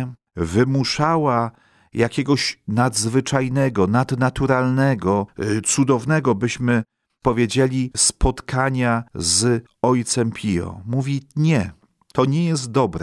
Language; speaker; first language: Polish; native; Polish